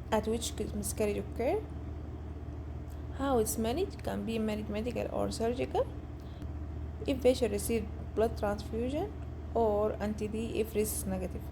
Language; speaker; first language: English; non-native, local second language; Arabic